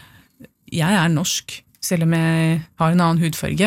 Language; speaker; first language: Norwegian; early bilingual, other home language; Urdu